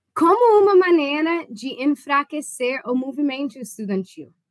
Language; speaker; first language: Portuguese; non-native, fluent; English